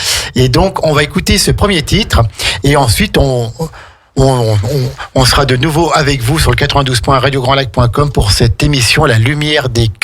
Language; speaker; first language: French; native; French